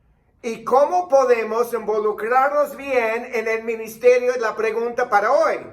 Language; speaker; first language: Spanish; non-native, fluent; English